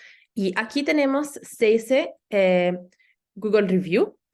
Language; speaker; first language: Spanish; non-native, learner; Italian